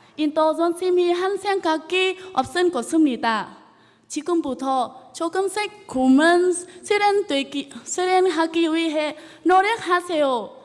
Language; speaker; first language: Korean; non-native, learner; Vietnamese